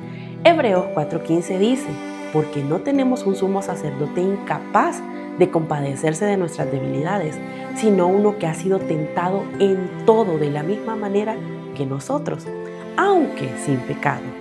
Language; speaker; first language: Spanish; native; Spanish